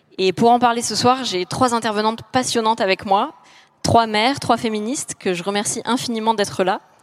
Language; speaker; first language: French; native; French